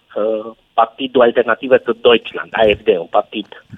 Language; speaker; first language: Romanian; native; Romanian